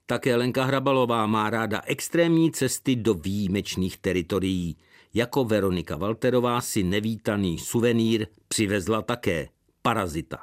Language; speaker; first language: Czech; native; Czech